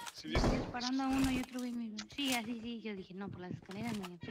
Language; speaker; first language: Spanish; native; Spanish